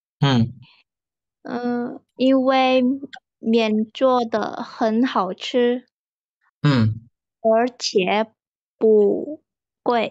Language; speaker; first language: Chinese; non-native, learner; Indonesian